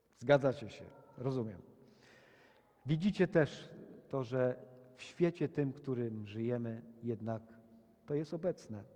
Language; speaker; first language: Polish; native; Polish